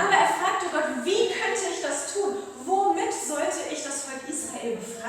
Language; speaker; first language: German; native; German